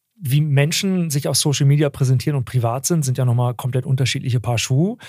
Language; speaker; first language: German; early bilingual, other home language; Turkish